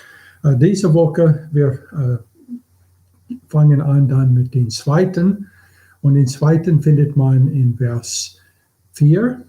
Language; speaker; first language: German; non-native, fluent; English